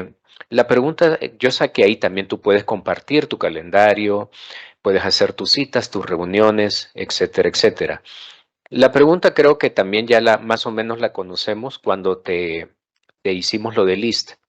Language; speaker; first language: Spanish; native; Spanish